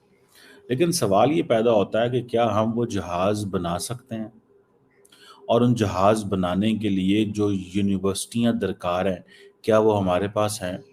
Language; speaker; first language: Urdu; non-native, local second language; Punjabi